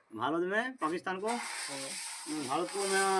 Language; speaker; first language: Hindi; non-native, learner; Bangla